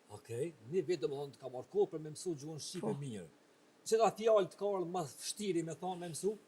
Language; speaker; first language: Albanian; native; Albanian